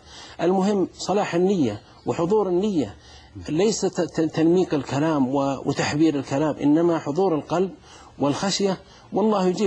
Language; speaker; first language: Arabic; native; Arabic